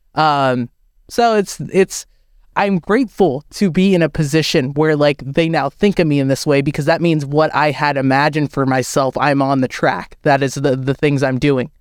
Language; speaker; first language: English; native; English